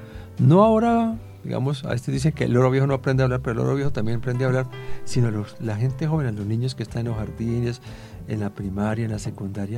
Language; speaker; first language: Spanish; native; Spanish